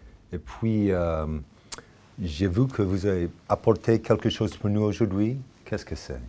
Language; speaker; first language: French; non-native, fluent; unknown